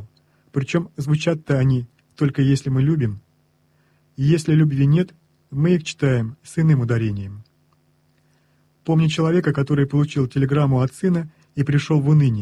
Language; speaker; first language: Russian; native; Russian